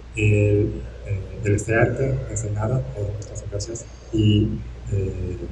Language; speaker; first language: Spanish; non-native, fluent; Japanese